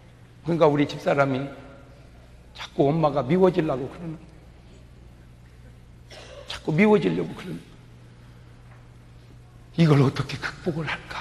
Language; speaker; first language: Korean; native; Korean